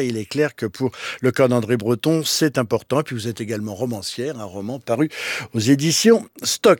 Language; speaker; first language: French; native; French